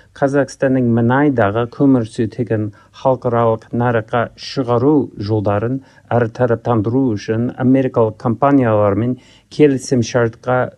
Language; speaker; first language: Kazakh; native; Kazakh